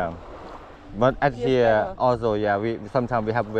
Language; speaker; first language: English; non-native, learner; Thai